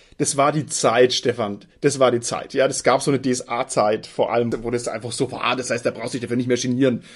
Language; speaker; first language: German; native; German